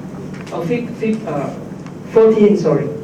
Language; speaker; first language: English; non-native, learner; Thai